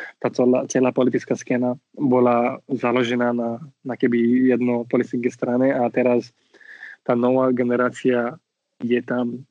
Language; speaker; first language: Slovak; non-native, fluent; Marathi